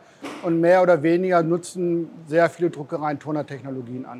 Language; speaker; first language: German; native; German